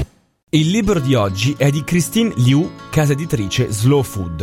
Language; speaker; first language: Italian; native; Italian